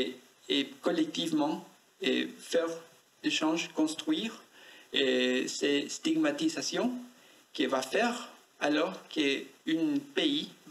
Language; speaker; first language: French; non-native, learner; Spanish